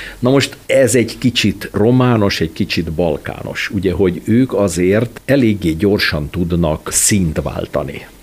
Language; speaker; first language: Hungarian; native; Hungarian